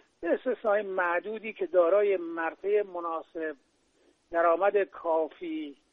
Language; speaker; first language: Persian; native; Persian